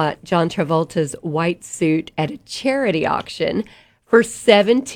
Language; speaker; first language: English; native; English